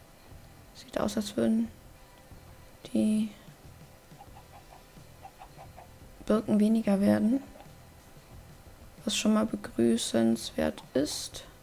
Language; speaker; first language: German; native; German